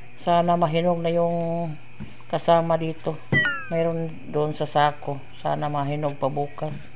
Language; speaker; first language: Filipino; non-native, local second language; Cebuano